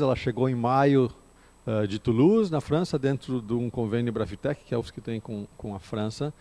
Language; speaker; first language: Portuguese; native; Portuguese